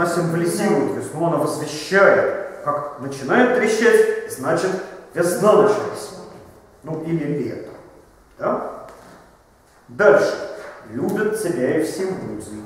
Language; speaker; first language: Russian; native; Russian